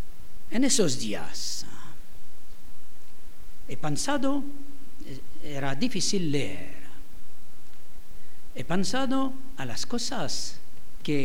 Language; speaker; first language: Spanish; non-native, fluent; French